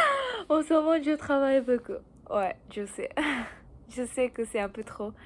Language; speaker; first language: French; non-native, learner; Japanese